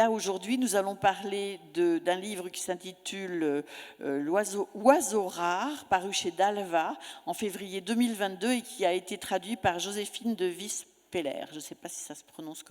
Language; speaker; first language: French; native; French